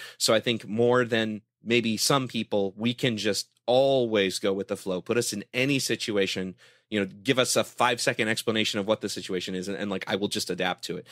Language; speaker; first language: English; native; English